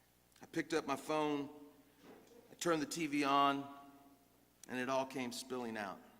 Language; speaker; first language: English; native; English